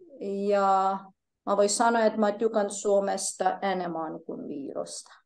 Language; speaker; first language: Finnish; non-native, fluent; Polish